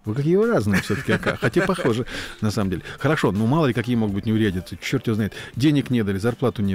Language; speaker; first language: Russian; native; Russian